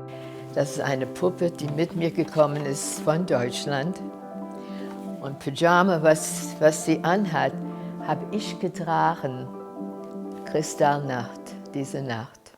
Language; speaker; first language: German; early bilingual, heritage; German